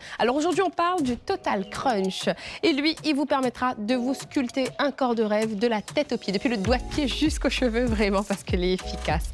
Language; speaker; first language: French; native; French